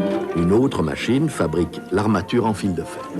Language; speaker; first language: French; native; French